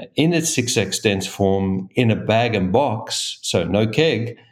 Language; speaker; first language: English; native; English